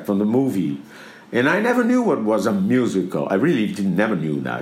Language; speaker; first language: English; non-native, fluent; Portuguese